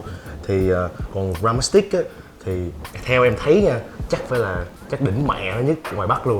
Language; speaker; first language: Vietnamese; native; Vietnamese